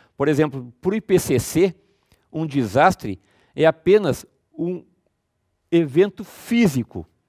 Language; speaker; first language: Portuguese; native; Portuguese